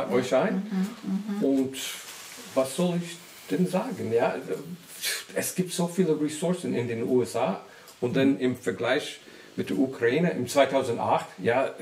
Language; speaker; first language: German; non-native, learner; English